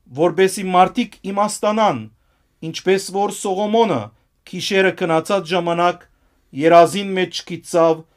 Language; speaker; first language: Armenian; native; Armenian